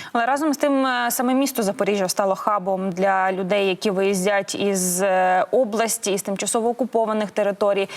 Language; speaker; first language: Ukrainian; native; Ukrainian